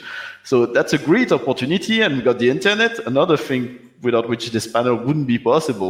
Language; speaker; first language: English; non-native, fluent; French